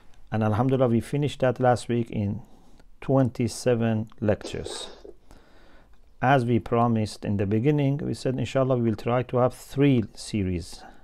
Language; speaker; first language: English; non-native, fluent; Persian